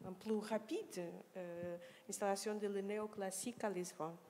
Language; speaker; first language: French; non-native, learner; Portuguese